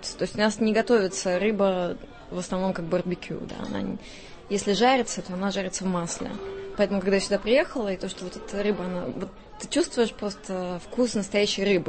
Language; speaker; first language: Russian; native; Russian